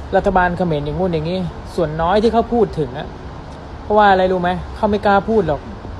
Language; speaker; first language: Thai; non-native, fluent; Khmer